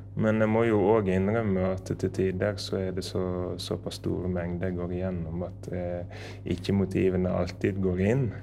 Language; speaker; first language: Norwegian; native; Norwegian